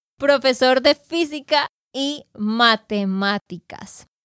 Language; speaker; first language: Spanish; native; Spanish